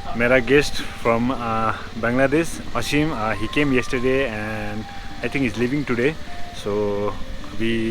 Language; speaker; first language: Hindi; non-native, local second language; Nepali